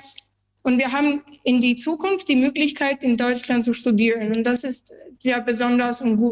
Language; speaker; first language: German; non-native, learner; Albanian